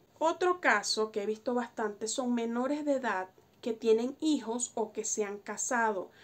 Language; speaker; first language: Spanish; native; Spanish